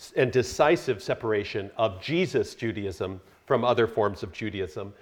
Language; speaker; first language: English; native; English